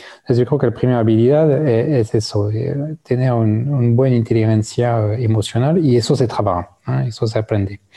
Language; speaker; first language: Spanish; non-native, fluent; French